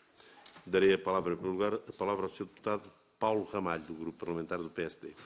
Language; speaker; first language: Portuguese; native; Portuguese